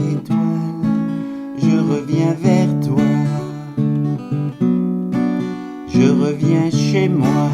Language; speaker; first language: French; non-native, local second language; Kabyle